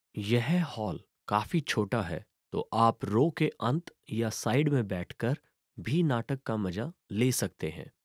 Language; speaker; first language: Hindi; native; Hindi